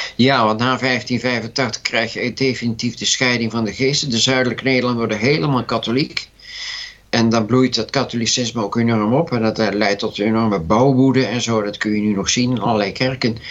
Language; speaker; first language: Dutch; native; Dutch